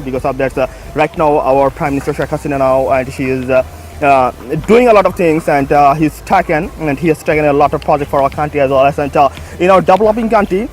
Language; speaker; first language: English; non-native, fluent; Bangla